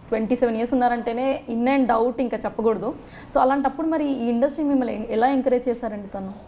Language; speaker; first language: Telugu; native; Telugu